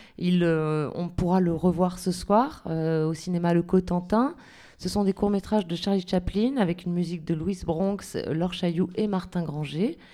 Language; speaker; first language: French; native; French